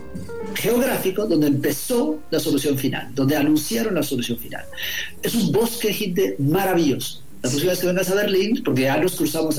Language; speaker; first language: Spanish; native; Spanish